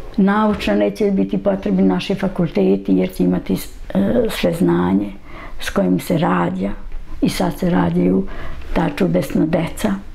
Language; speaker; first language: Serbian; native; Serbian